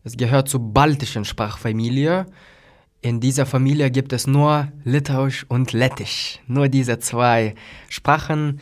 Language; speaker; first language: German; non-native, fluent; Lithuanian